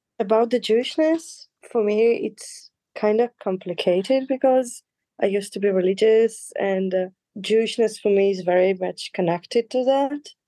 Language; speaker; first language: English; non-native, fluent; Russian